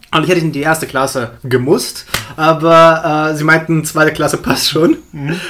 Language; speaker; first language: German; early bilingual, other home language; Russian